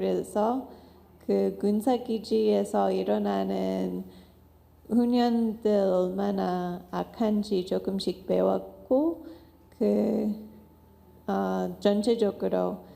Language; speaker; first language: Korean; non-native, fluent; English